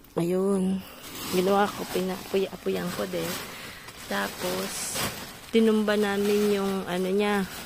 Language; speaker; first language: Filipino; non-native, local second language; Bikol